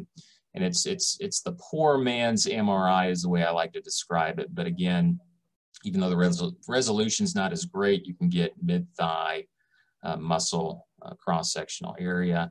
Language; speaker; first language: English; native; English